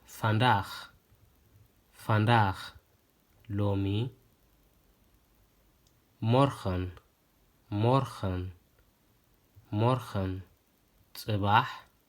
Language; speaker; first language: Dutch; non-native, fluent; Tigrinya